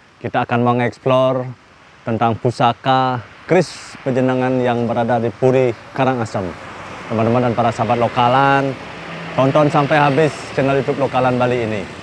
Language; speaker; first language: Indonesian; non-native, local second language; Balinese